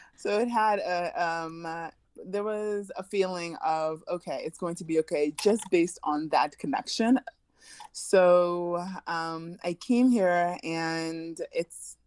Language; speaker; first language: English; early bilingual, other home language; French